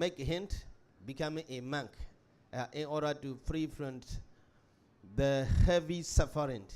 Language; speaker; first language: English; non-native, fluent; Burmese